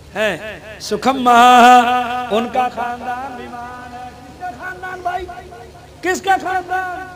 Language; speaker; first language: Hindi; native; Hindi